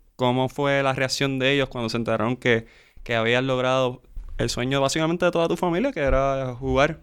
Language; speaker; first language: Spanish; native; Spanish